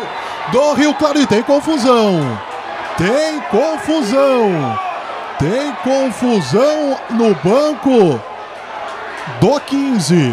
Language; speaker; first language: Portuguese; native; Portuguese